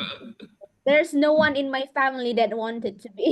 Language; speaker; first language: English; non-native, fluent; Indonesian